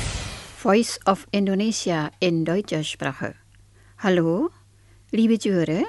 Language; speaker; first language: German; non-native, fluent; Indonesian